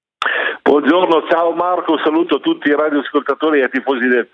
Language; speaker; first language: Italian; native; Italian